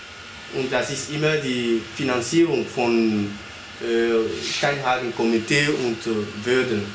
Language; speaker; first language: German; non-native, fluent; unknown